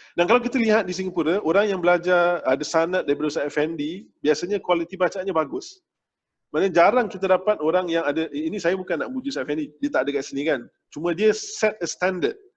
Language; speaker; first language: Malay; native; Malay